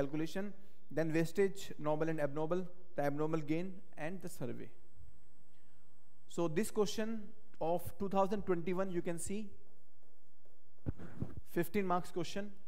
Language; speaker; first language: English; non-native, local second language; Hindi